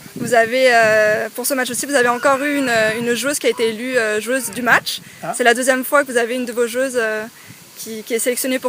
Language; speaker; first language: French; native; French